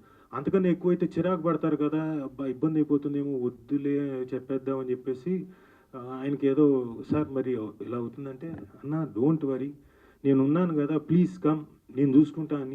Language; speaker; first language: Telugu; native; Telugu